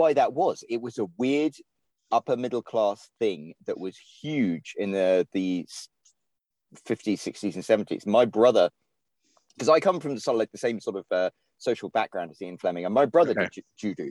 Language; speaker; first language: English; native; English